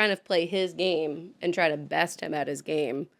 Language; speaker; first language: English; native; English